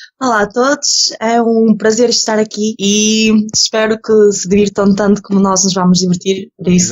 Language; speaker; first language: Portuguese; early bilingual, other home language; Ukrainian